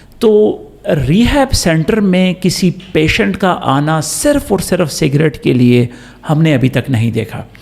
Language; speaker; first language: Urdu; non-native, local second language; Pashto